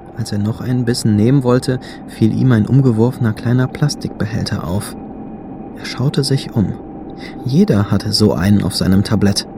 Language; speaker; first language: German; native; German